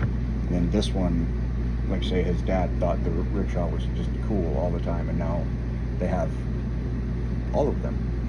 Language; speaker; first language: English; native; English